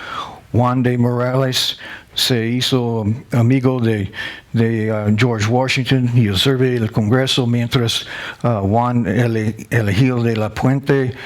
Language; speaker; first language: Spanish; non-native, learner; English